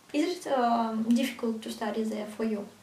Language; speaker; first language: English; non-native, learner; Russian